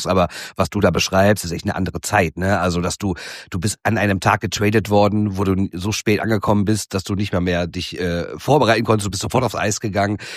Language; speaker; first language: German; native; German